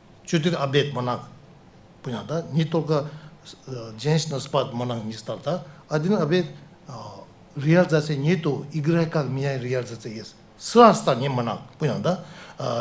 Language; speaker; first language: Russian; non-native, learner; Tibetan